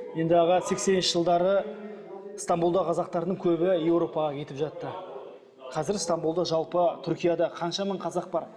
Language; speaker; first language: Kazakh; native; Kazakh